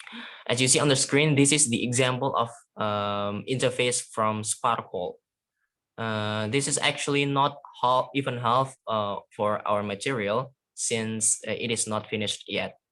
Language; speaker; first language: English; non-native, fluent; Indonesian